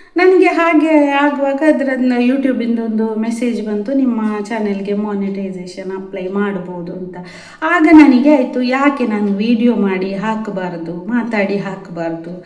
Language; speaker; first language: Kannada; non-native, local second language; Tulu